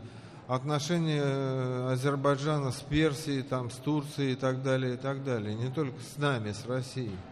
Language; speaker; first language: Russian; native; Russian